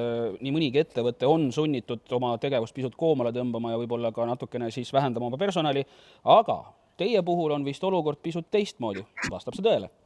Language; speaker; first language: Estonian; native; Estonian